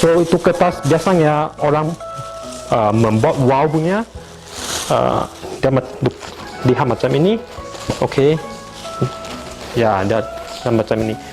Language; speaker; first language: Indonesian; non-native, local second language; Chinese